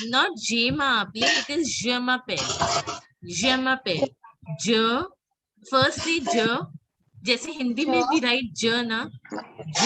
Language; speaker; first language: French; non-native, fluent; Hindi